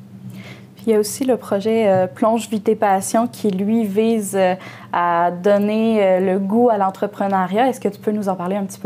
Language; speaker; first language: French; native; French